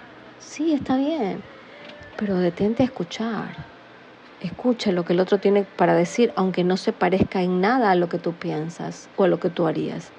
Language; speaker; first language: Spanish; native; Spanish